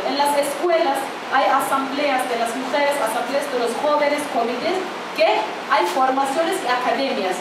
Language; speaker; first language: Spanish; non-native, fluent; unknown